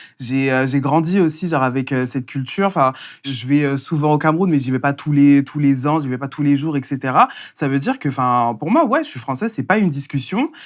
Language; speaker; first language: French; native; French